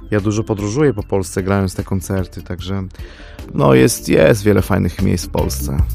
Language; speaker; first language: Polish; non-native, fluent; Armenian